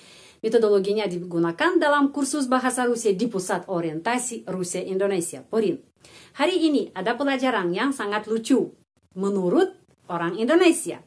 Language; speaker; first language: Indonesian; non-native, fluent; Russian